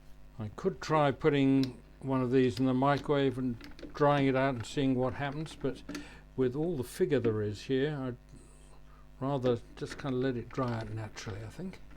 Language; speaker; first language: English; native; English